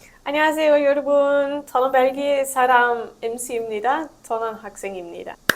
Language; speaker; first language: Korean; non-native, learner; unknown